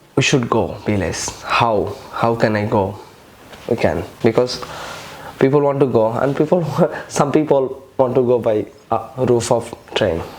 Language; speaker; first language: English; non-native, local second language; Bangla